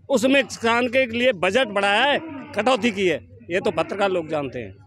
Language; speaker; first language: Hindi; native; Hindi